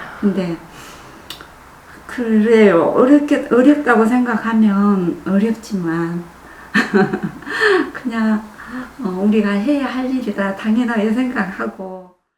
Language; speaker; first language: Korean; native; Korean